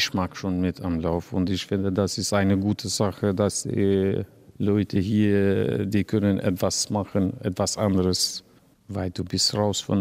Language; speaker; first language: German; non-native, learner; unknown